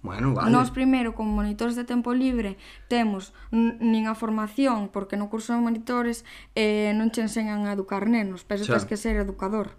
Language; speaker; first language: Galician; native; Galician